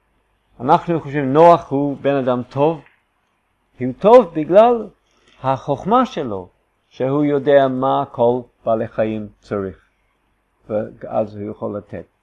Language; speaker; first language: Hebrew; non-native, fluent; English